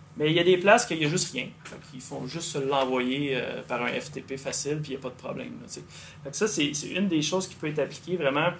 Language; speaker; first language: French; native; French